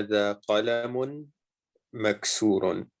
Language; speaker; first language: Arabic; non-native, learner; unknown